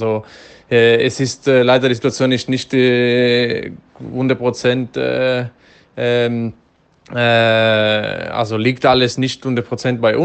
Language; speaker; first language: German; non-native, fluent; Dutch